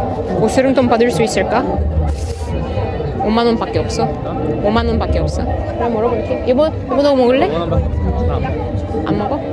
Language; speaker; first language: Korean; non-native, learner; Russian